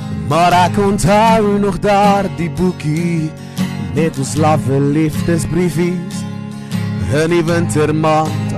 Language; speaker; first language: Afrikaans; non-native, local second language; Southern Sotho